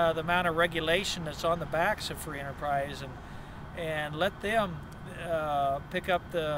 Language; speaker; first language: English; native; English